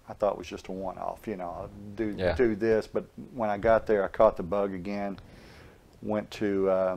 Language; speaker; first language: English; native; English